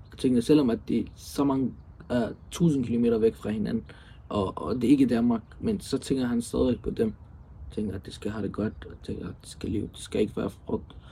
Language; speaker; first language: Danish; early bilingual, other home language; Arabic